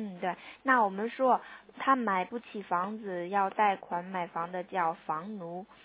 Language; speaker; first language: Chinese; native; Chinese